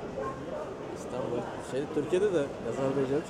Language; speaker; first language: Turkish; non-native, fluent; Uzbek